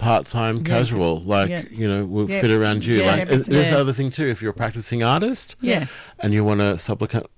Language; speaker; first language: English; native; English